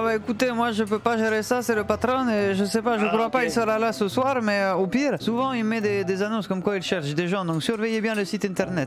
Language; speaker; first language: French; native; French